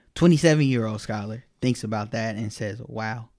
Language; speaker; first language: English; native; English